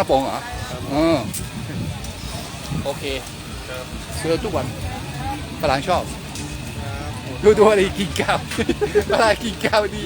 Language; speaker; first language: Thai; non-native, learner; French